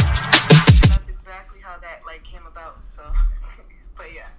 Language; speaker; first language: English; native; English